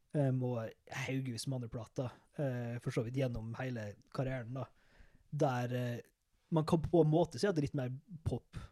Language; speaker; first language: Norwegian; native; Norwegian